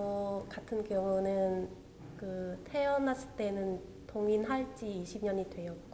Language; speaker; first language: Korean; non-native, local second language; Vietnamese